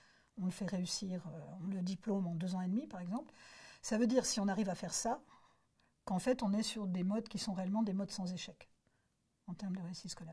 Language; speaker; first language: French; native; French